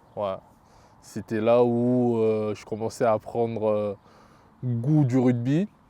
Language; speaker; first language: French; early bilingual, other home language; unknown